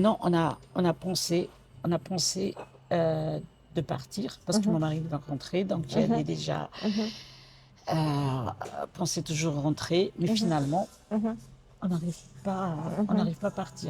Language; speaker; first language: French; non-native, local second language; Malagasy